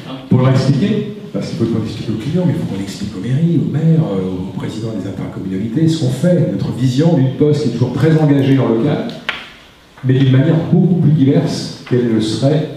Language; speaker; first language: French; native; French